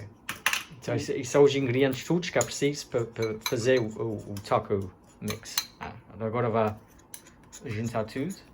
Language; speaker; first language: Portuguese; early bilingual, heritage; Portuguese